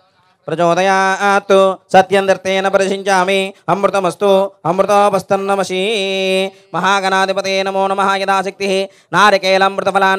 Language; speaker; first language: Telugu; native; Telugu